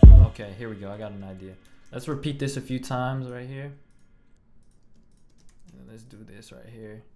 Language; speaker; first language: English; native; English